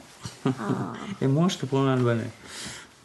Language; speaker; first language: French; non-native, learner; Albanian